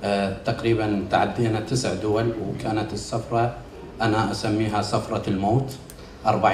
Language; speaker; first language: Arabic; native; Arabic